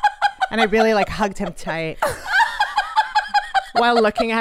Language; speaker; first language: English; native; English